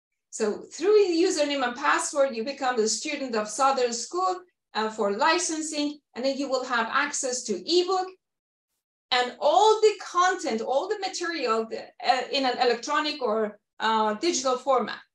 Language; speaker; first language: English; non-native, fluent; Persian